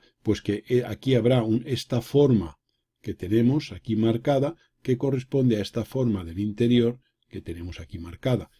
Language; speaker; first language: Spanish; native; Spanish